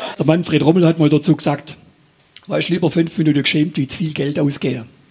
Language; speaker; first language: German; native; German